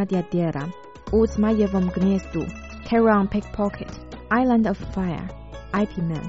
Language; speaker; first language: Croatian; non-native, fluent; Chinese